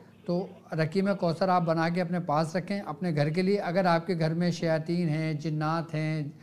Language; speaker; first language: Urdu; native; Urdu